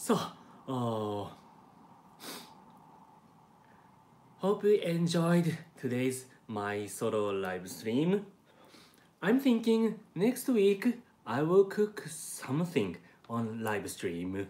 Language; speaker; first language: English; non-native, learner; Japanese